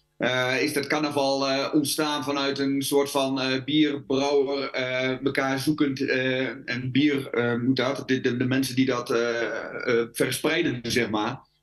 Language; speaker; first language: Dutch; native; Dutch